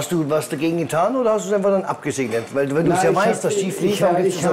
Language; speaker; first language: German; native; German